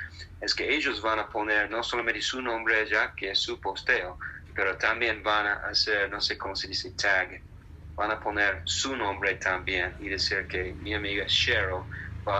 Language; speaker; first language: Spanish; non-native, fluent; English